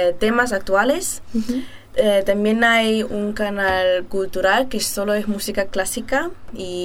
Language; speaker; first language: Spanish; early bilingual, heritage; German